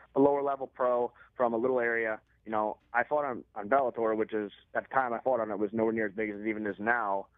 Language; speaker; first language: English; native; English